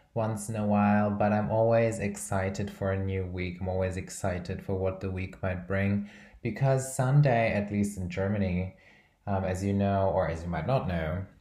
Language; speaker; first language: English; non-native, fluent; Portuguese